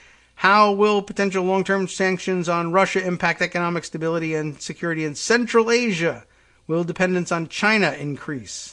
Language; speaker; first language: English; native; English